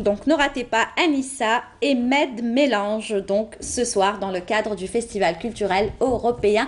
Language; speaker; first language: French; native; French